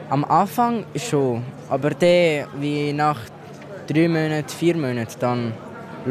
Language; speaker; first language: German; early bilingual, other home language; Italian